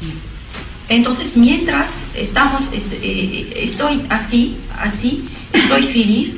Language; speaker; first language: Spanish; non-native, learner; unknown